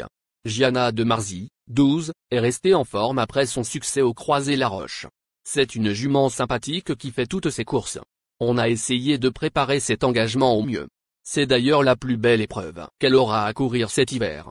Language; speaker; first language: French; native; French